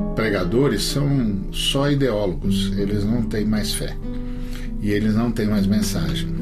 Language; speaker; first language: Portuguese; native; Portuguese